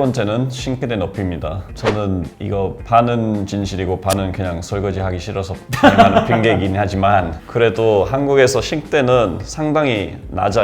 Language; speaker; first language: Korean; non-native, fluent; English